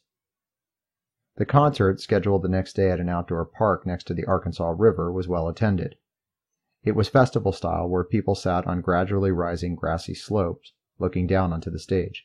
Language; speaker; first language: English; native; English